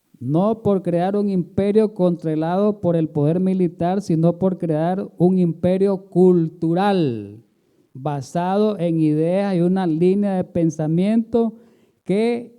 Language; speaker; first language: Spanish; native; Spanish